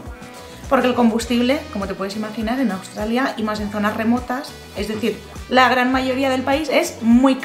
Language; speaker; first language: Spanish; native; Spanish